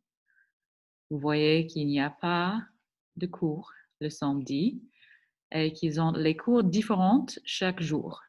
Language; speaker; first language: French; non-native, fluent; English